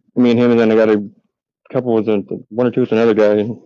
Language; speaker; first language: English; native; English